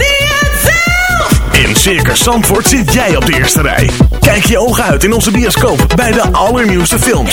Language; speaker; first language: Dutch; native; Dutch